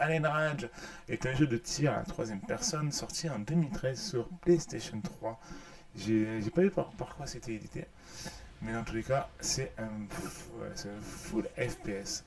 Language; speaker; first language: French; native; French